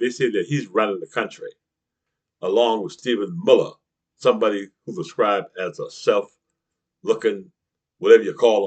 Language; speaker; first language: English; native; English